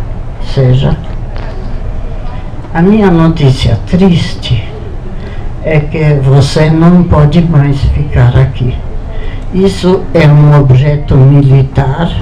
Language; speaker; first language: Portuguese; non-native, fluent; Polish